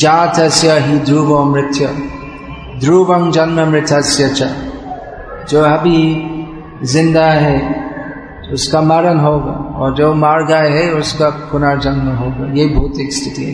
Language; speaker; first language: Hindi; non-native, fluent; English